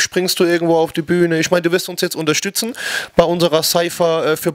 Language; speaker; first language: German; native; German